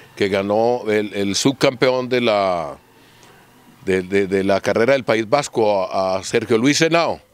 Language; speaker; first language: Spanish; native; Spanish